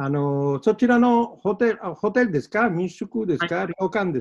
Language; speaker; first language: Japanese; non-native, fluent; Italian